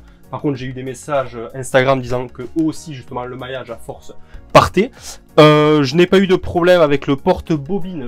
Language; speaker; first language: French; native; French